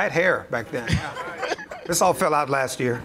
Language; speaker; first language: English; native; English